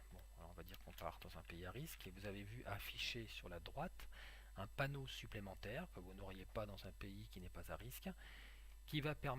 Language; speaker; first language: French; native; French